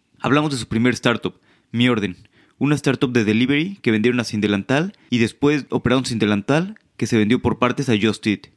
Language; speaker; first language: Spanish; native; Spanish